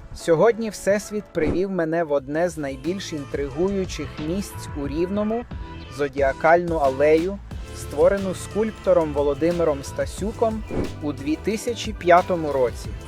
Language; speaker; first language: Ukrainian; non-native, learner; English